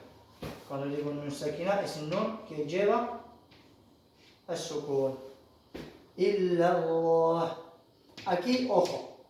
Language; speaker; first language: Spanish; non-native, fluent; Arabic